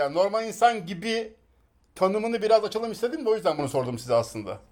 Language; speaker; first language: Turkish; native; Turkish